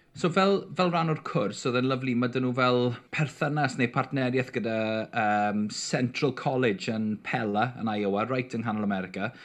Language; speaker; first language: Welsh; non-native, local second language; English